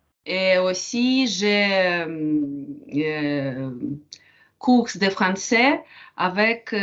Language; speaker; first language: French; non-native, learner; Ukrainian